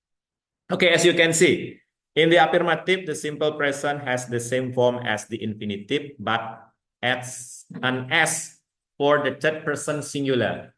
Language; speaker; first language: English; non-native, fluent; Indonesian